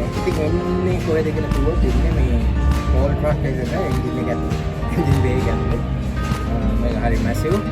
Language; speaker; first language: Sinhala; native; Sinhala